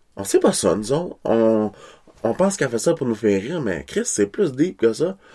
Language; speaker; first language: French; native; French